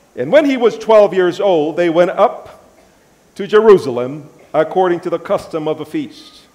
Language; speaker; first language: English; native; English